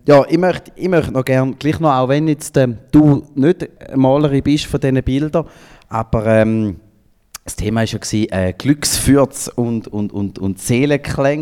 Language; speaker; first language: German; native; German